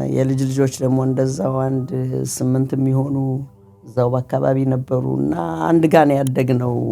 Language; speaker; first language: Amharic; native; Amharic